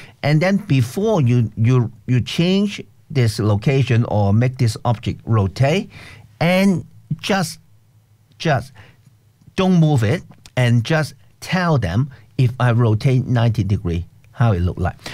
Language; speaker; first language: English; non-native, local second language; Cantonese